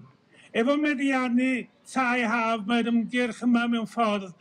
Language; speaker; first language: Welsh; native; Welsh